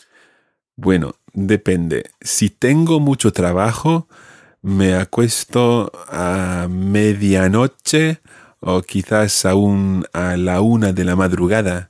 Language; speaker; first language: Spanish; non-native, fluent; English